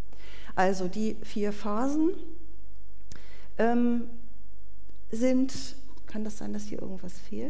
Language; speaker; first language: German; native; German